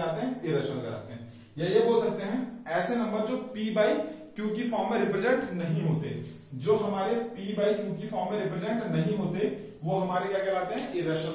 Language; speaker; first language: Hindi; native; Hindi